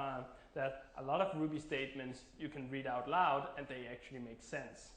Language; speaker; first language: English; non-native, fluent; Danish